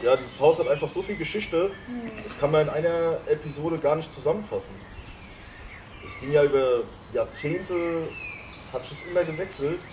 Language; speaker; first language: German; native; German